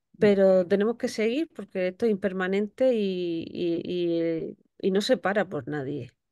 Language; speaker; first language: Spanish; native; Spanish